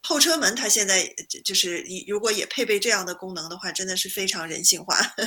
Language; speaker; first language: Chinese; native; Chinese